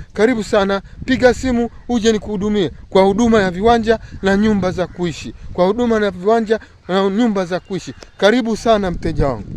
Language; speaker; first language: Swahili; native; Swahili